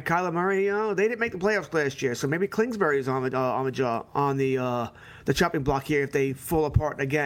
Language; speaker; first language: English; native; English